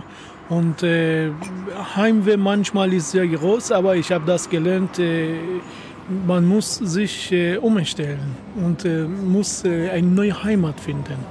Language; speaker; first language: German; non-native, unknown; Persian